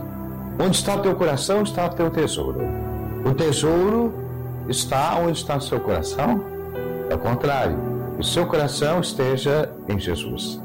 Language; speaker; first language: Portuguese; native; Portuguese